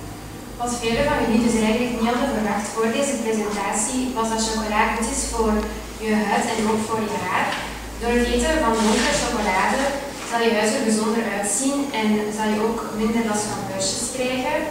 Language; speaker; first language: Dutch; native; Dutch